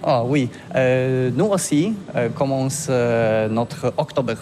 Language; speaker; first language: French; non-native, learner; Polish